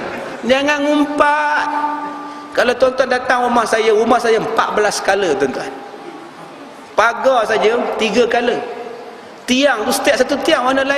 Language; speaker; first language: Malay; native; Malay